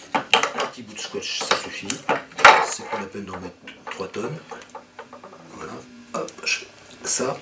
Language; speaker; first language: French; native; French